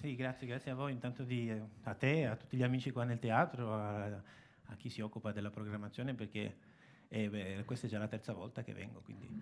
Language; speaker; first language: Italian; native; Italian